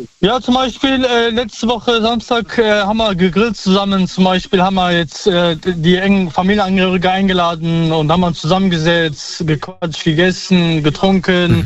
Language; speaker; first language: German; early bilingual, other home language; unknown